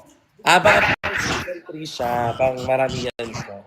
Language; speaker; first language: Filipino; native; Filipino